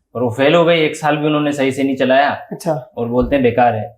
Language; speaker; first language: Hindi; native; Hindi